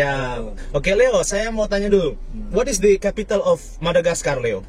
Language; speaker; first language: Indonesian; native; Indonesian